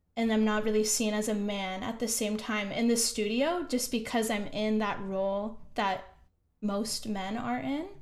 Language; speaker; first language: English; native; English